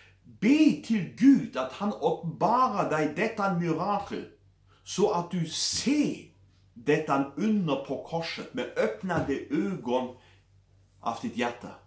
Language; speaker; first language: Swedish; non-native, fluent; German